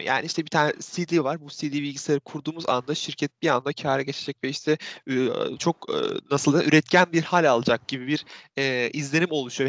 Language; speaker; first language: Turkish; native; Turkish